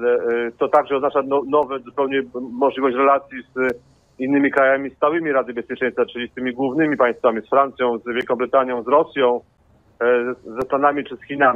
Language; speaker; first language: Polish; native; Polish